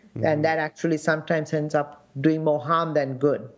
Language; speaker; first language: English; non-native, local second language; Sinhala